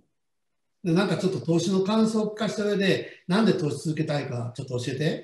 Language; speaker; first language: Japanese; native; Japanese